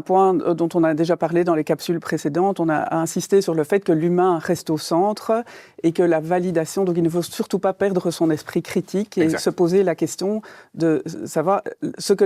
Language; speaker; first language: French; native; French